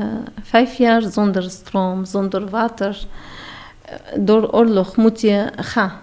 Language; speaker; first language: Dutch; non-native, learner; Arabic